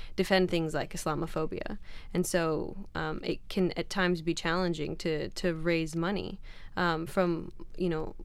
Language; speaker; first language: English; non-native, fluent; Arabic